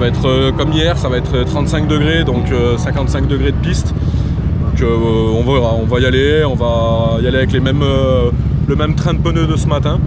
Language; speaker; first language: French; native; French